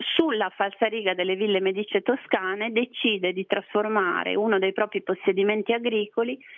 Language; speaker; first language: Italian; native; Italian